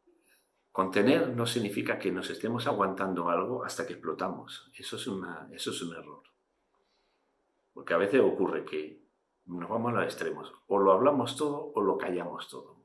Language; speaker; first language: Spanish; native; Spanish